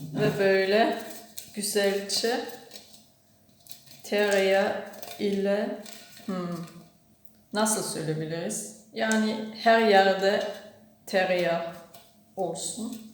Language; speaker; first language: Turkish; non-native, learner; German